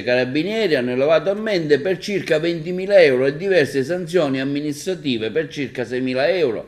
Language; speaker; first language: Italian; native; Italian